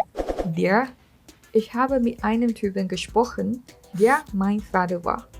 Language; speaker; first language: German; non-native, learner; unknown